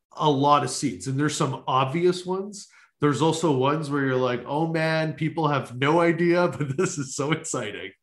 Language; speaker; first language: English; native; English